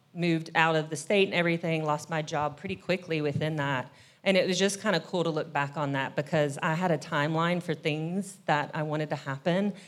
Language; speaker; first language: English; native; English